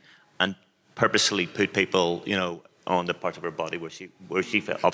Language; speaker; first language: English; native; English